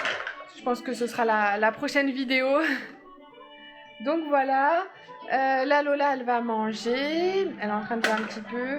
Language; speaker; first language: French; native; French